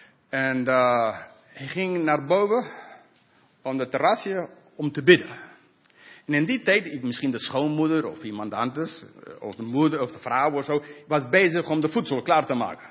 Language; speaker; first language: Dutch; non-native, fluent; English